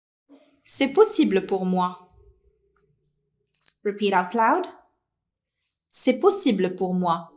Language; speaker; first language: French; non-native, local second language; Arabic